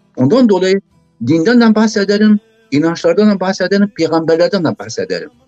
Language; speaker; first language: Turkish; non-native, local second language; Zaza